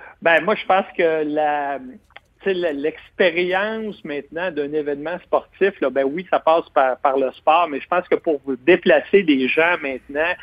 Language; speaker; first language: French; native; French